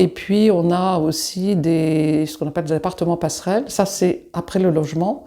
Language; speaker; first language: French; native; French